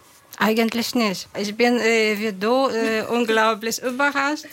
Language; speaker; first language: German; non-native, fluent; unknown